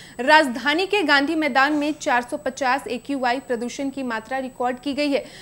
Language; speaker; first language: Hindi; native; Hindi